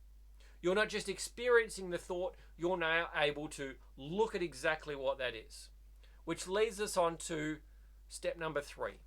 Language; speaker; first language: English; native; English